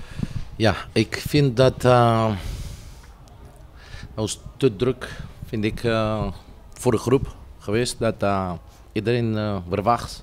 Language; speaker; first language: Dutch; non-native, fluent; Greek